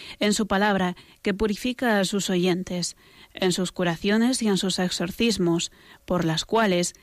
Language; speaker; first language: Spanish; native; Spanish